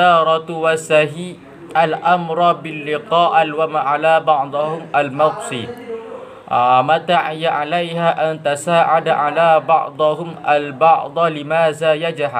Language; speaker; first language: Arabic; non-native, learner; Malay